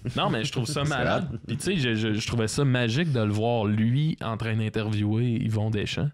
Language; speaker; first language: French; native; French